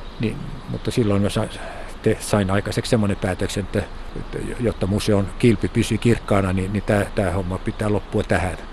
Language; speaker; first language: Finnish; non-native, local second language; Swedish